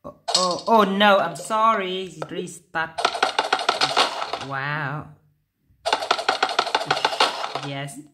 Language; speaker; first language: English; non-native, learner; Vietnamese